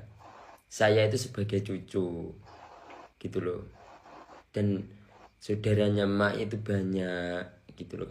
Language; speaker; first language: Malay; non-native, local second language; Javanese